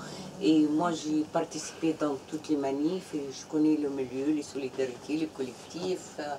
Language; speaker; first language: French; non-native, fluent; Arabic